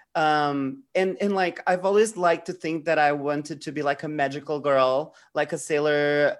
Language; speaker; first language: English; non-native, fluent; Portuguese